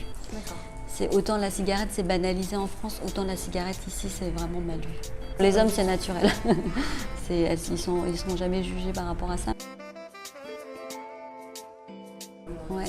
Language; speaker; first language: French; early bilingual, other home language; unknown